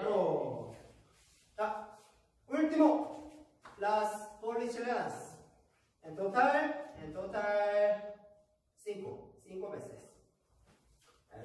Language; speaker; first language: Spanish; non-native, learner; Korean